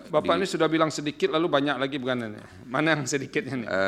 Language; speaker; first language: Indonesian; native; Indonesian